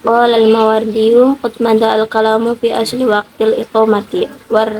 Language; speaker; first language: Arabic; non-native, learner; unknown